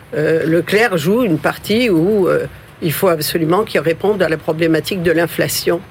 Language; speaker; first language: French; early bilingual, other home language; Spanish